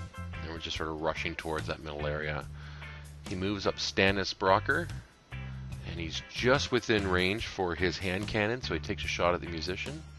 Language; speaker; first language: English; native; English